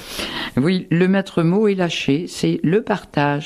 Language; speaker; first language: French; native; French